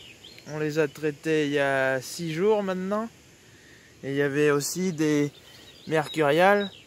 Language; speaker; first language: French; native; French